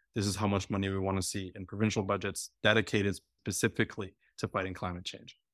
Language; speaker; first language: English; native; English